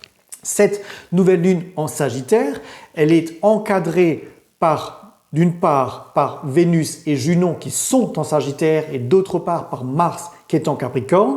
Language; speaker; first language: French; native; French